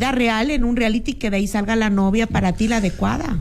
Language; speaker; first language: Spanish; native; Spanish